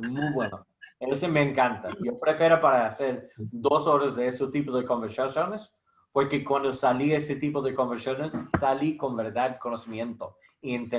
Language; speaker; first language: Spanish; non-native, learner; English